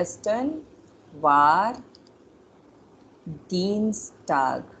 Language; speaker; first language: German; non-native, fluent; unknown